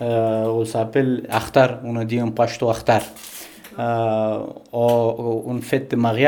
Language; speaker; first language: French; non-native, learner; Pashto